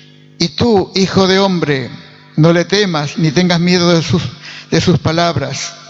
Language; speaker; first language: Spanish; native; Spanish